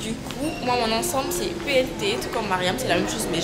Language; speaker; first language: French; native; French